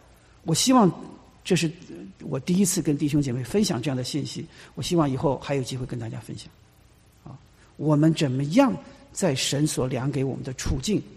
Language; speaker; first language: Chinese; native; Chinese